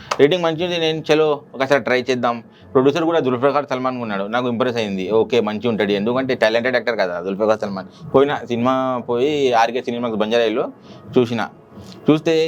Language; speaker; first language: Telugu; non-native, local second language; Urdu